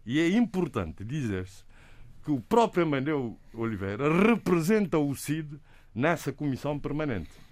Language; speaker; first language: Portuguese; non-native, local second language; Kabuverdianu